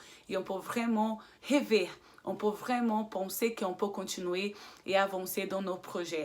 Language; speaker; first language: French; non-native, fluent; Portuguese